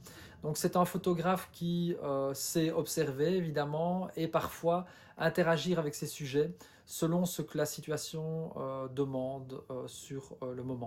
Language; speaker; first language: French; native; French